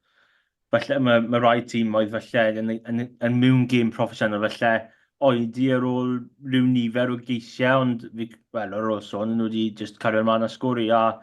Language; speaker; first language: Welsh; non-native, local second language; English